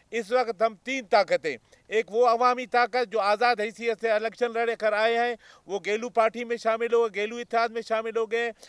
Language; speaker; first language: Urdu; non-native, local second language; Baluchi